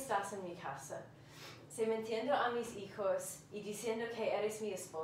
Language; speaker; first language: Spanish; non-native, learner; English